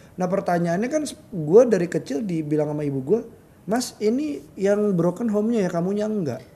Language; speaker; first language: Indonesian; native; Indonesian